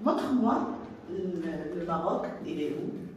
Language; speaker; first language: French; non-native, local second language; Arabic